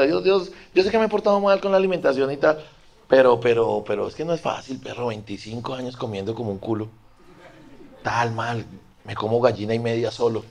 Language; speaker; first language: Spanish; native; Spanish